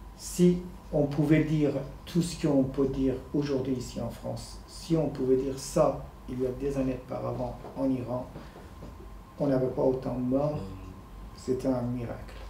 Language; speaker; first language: French; non-native, fluent; Persian